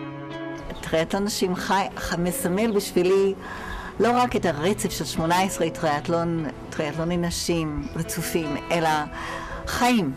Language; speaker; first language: Hebrew; non-native, fluent; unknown